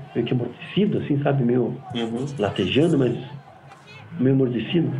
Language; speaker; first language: Portuguese; native; Portuguese